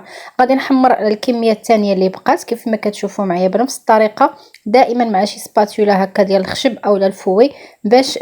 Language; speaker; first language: Arabic; native; Arabic